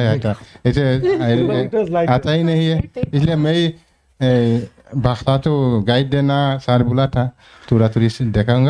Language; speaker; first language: Hindi; non-native, local second language; Mising